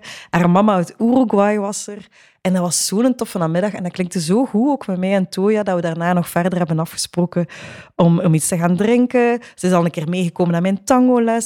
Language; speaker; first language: Dutch; native; Dutch